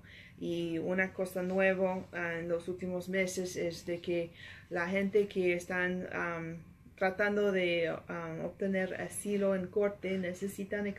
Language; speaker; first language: Spanish; non-native, learner; English